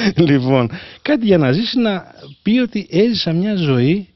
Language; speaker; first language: Greek; native; Greek